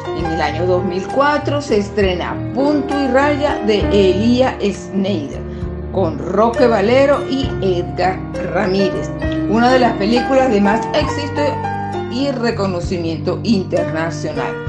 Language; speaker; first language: Spanish; native; Spanish